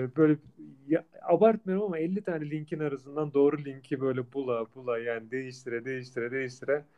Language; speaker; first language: Turkish; native; Turkish